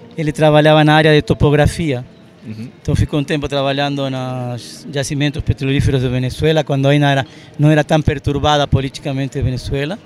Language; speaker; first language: Portuguese; non-native, fluent; Arabic